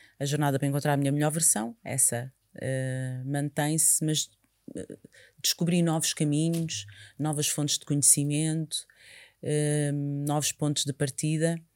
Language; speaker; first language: Portuguese; native; Portuguese